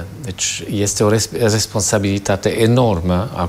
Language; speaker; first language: Romanian; non-native, fluent; German